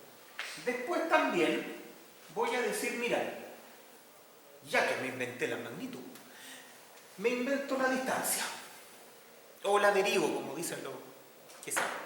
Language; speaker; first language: Spanish; native; Spanish